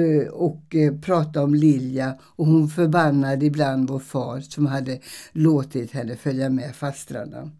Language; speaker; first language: Swedish; early bilingual, other home language; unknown